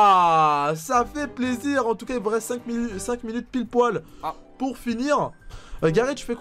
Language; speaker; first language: French; native; French